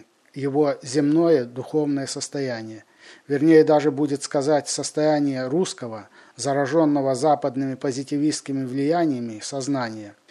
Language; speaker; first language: Russian; native; Russian